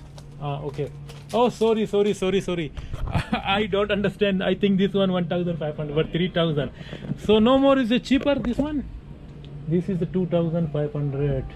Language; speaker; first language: English; non-native, learner; Urdu